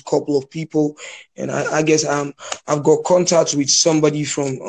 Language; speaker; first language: English; non-native, local second language; Yoruba